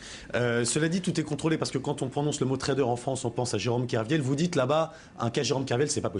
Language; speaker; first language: French; native; French